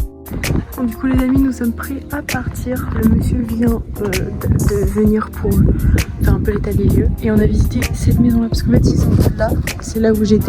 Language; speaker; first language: French; native; French